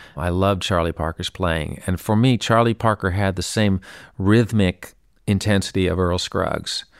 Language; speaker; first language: English; native; English